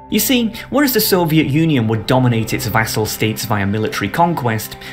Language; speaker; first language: English; native; English